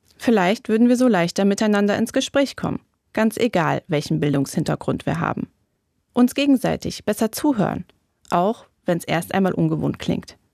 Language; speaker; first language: German; native; German